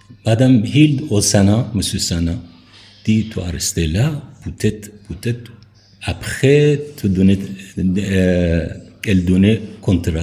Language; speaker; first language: French; non-native, learner; Persian